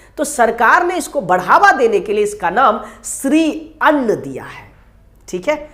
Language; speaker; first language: Hindi; native; Hindi